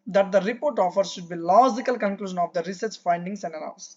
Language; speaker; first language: English; non-native, local second language; Telugu